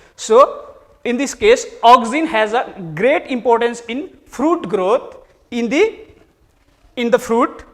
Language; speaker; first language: English; non-native, local second language; Nepali